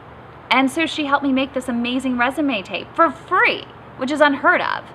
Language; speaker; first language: English; native; English